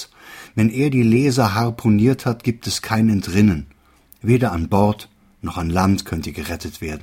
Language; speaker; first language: German; native; German